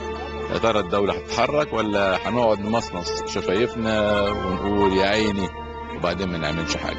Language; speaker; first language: Arabic; native; Arabic